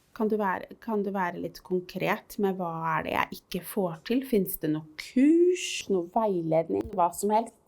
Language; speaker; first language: Norwegian; native; Norwegian